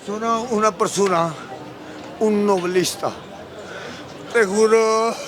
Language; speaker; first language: Spanish; non-native, learner; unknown